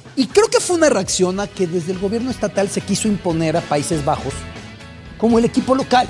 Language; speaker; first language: Spanish; native; Spanish